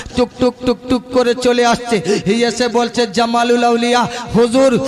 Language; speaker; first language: Bangla; non-native, local second language; Urdu